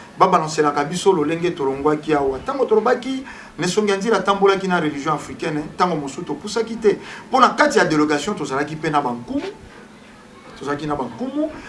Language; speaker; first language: Lingala; non-native, local second language; Kongo